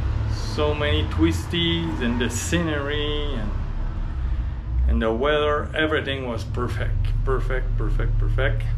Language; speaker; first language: English; non-native, learner; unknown